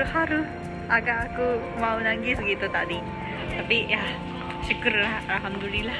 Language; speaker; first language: Indonesian; non-native, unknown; Japanese